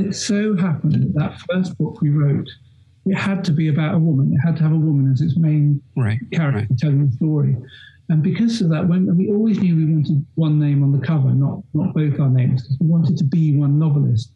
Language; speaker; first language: English; native; English